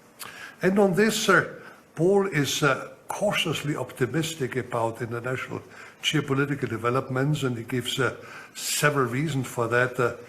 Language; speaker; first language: English; non-native, fluent; German